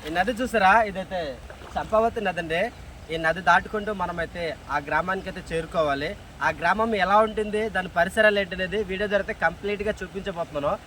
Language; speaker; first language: Telugu; non-native, local second language; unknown